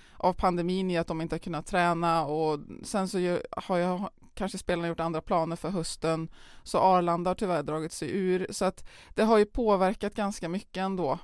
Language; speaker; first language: Swedish; native; Swedish